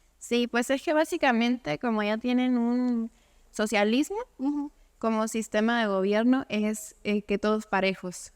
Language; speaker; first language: Spanish; native; Spanish